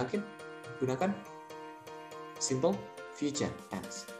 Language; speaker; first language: English; non-native, learner; Indonesian